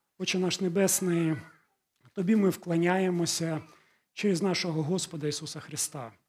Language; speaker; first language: Ukrainian; non-native, local second language; Russian